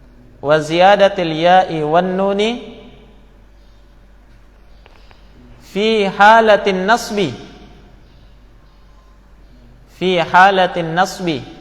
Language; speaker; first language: Arabic; non-native, fluent; Indonesian